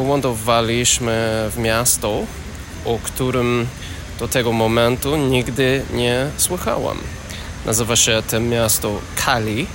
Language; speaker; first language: Polish; non-native, learner; English